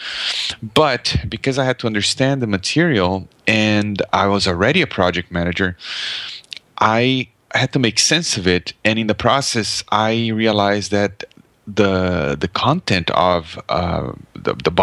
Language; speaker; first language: English; non-native, fluent; Portuguese